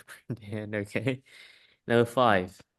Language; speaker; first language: English; non-native, fluent; Vietnamese